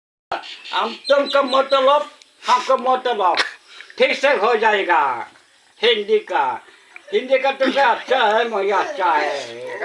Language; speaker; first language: Hindi; non-native, local second language; Karbi